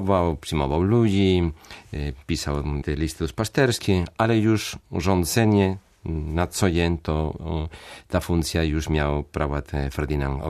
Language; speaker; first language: Polish; non-native, fluent; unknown